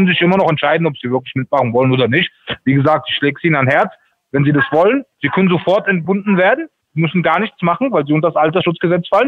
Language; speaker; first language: German; native; German